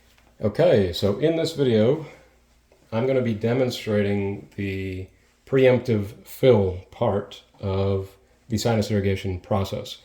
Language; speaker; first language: English; native; English